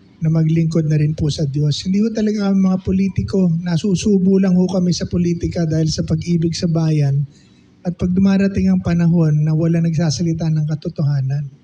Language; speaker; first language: Filipino; native; Filipino